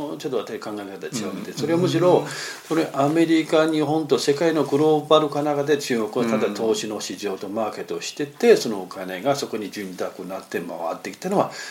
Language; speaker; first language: Japanese; non-native, fluent; Chinese